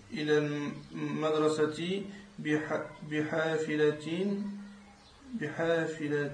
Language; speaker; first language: Arabic; non-native, learner; French